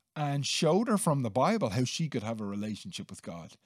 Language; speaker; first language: English; native; English